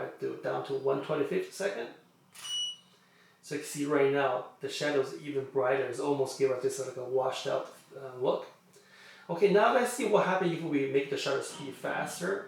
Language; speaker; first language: English; non-native, fluent; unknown